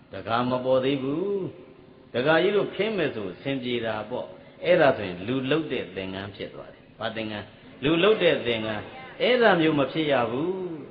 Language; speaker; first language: Burmese; native; Burmese